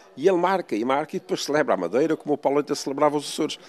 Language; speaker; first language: Portuguese; native; Portuguese